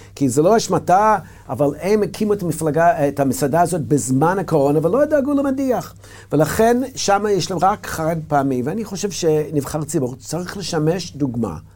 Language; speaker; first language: Hebrew; non-native, fluent; English